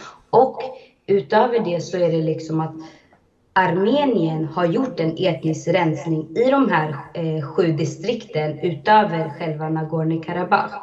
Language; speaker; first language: Swedish; early bilingual, other home language; Azerbaijani